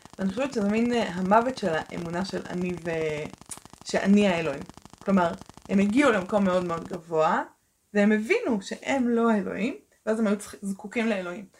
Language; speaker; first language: Hebrew; early bilingual, other home language; Russian